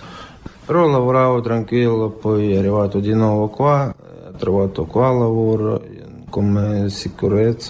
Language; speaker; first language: Italian; non-native, learner; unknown